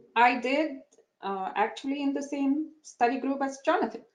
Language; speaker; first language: English; non-native, fluent; Arabic